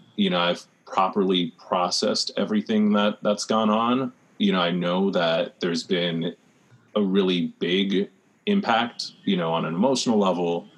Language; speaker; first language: English; native; English